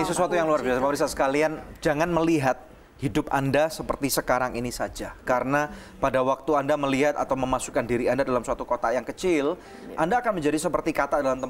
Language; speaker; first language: Indonesian; native; Indonesian